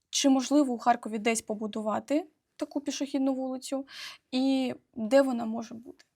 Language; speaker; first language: Ukrainian; native; Ukrainian